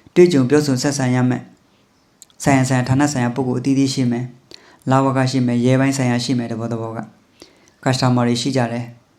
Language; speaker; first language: Burmese; native; Burmese